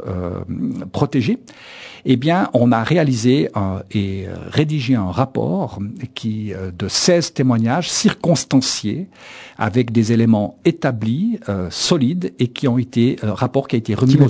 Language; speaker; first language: French; native; French